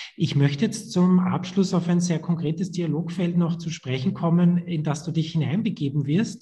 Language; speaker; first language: German; native; German